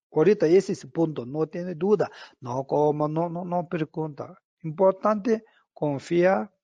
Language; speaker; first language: Spanish; non-native, learner; Tibetan